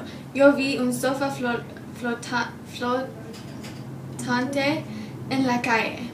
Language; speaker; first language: Spanish; non-native, learner; English